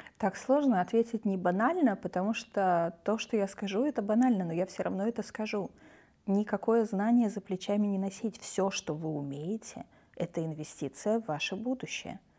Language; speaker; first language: Russian; native; Russian